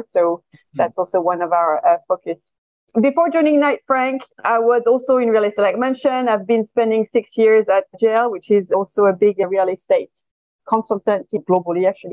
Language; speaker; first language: English; non-native, fluent; French